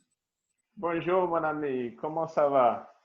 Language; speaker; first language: French; non-native, learner; Portuguese